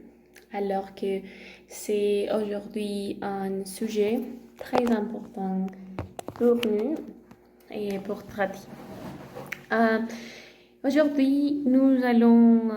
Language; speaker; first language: French; non-native, learner; Spanish